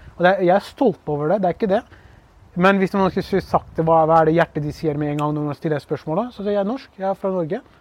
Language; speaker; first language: Norwegian; early bilingual, other home language; Kurdish